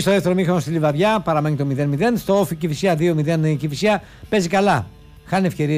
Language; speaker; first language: Greek; native; Greek